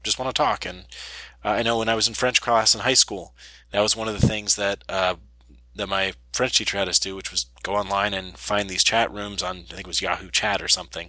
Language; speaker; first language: English; native; English